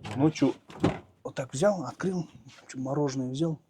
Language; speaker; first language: Russian; non-native, local second language; Kazakh